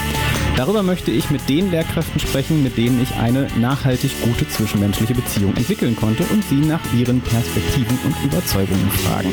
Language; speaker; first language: German; native; German